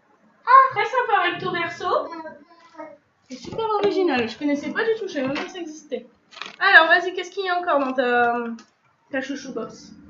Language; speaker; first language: French; native; French